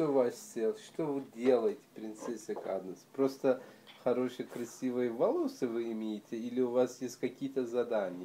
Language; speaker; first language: Russian; early bilingual, heritage; Russian